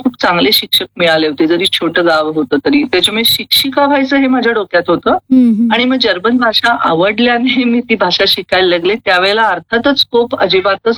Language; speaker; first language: Marathi; non-native, local second language; Kannada